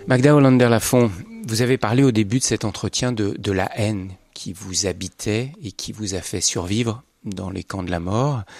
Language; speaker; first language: French; native; French